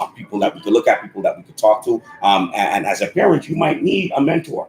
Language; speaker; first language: English; native; English